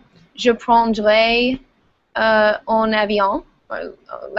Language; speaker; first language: French; non-native, learner; English